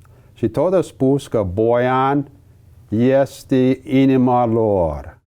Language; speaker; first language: Romanian; early bilingual, heritage; English